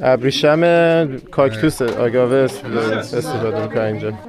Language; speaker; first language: Persian; native; Persian